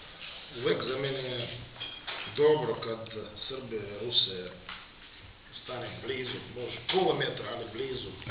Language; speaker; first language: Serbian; non-native, learner; Russian